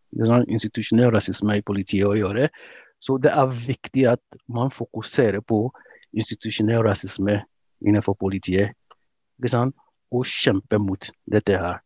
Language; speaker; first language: Norwegian; non-native, fluent; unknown